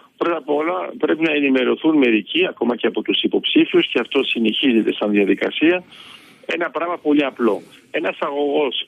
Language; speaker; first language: Greek; early bilingual, heritage; Greek